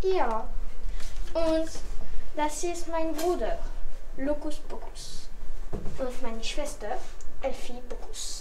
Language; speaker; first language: German; non-native, learner; French